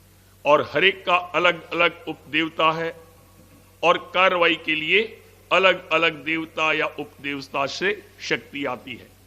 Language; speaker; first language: Hindi; native; Hindi